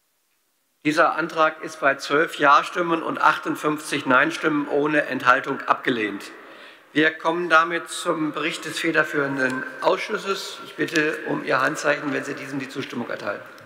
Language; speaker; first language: German; native; German